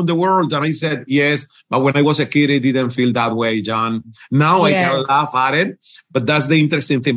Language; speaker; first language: English; non-native, fluent; Spanish